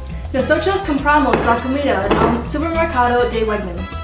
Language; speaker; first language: Spanish; non-native, learner; English